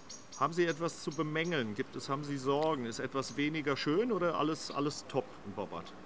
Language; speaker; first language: German; native; German